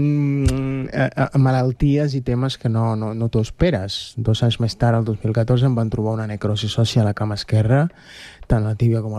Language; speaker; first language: Catalan; non-native, fluent; Spanish